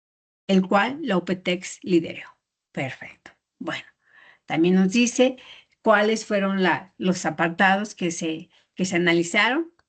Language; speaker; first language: Spanish; native; Spanish